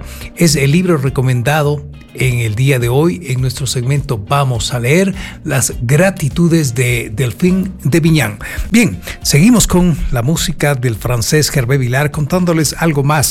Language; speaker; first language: Spanish; native; Spanish